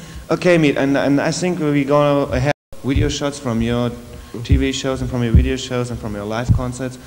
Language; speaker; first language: English; non-native, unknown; German